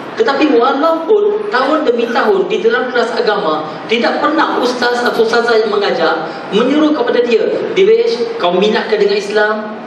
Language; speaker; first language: Malay; non-native, local second language; Tamil